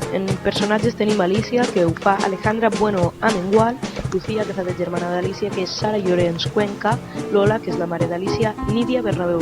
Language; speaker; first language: Catalan; native; Catalan